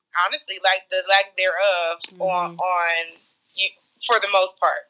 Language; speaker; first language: English; native; English